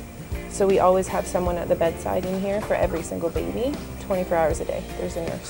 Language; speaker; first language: English; native; English